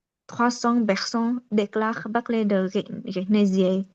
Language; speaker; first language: French; non-native, learner; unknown